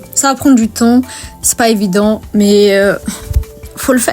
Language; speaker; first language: French; native; French